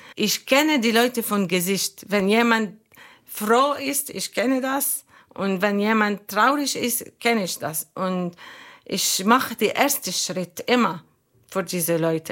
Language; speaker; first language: German; non-native, learner; Arabic